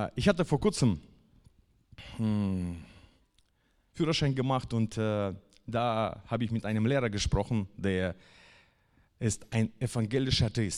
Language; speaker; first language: German; non-native, fluent; Russian